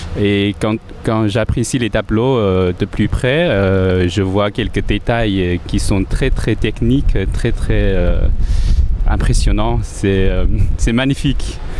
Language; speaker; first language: French; non-native, fluent; Chinese